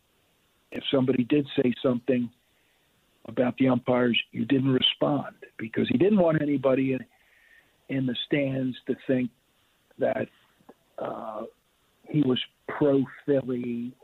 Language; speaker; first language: English; native; English